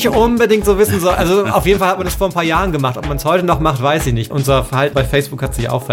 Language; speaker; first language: German; native; German